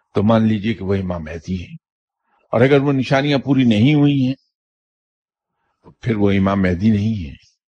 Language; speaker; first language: Urdu; non-native, local second language; Punjabi